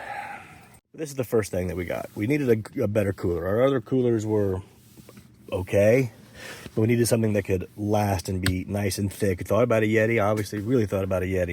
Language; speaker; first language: English; native; English